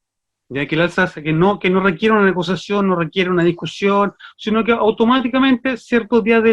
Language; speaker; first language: Spanish; native; Spanish